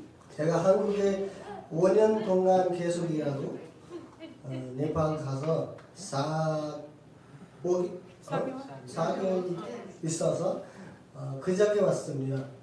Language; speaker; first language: Korean; non-native, learner; Nepali